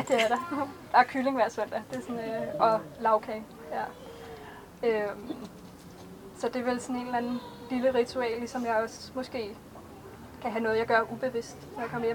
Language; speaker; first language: Danish; native; Danish